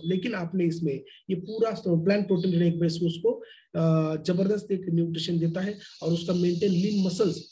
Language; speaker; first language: Hindi; non-native, local second language; Marathi